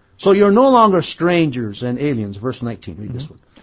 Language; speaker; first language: English; native; English